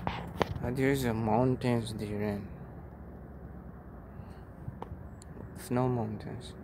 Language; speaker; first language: English; non-native, learner; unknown